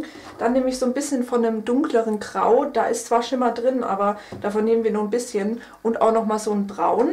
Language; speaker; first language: German; native; German